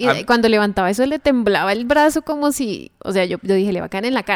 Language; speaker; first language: Spanish; native; Spanish